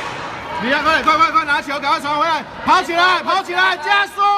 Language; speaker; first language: Chinese; native; Chinese